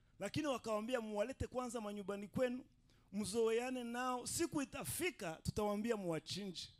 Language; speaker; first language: Swahili; non-native, local second language; Rundi